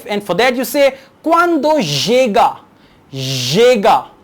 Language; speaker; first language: Spanish; non-native, learner; Urdu